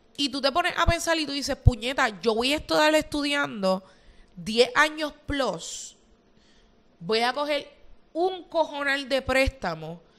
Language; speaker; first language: Spanish; native; Spanish